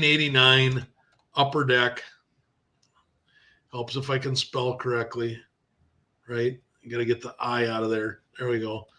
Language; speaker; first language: English; native; English